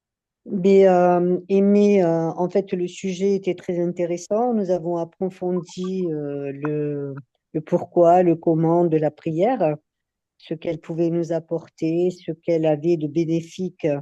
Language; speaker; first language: French; native; French